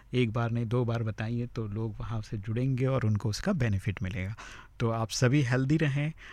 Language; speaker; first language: Hindi; native; Hindi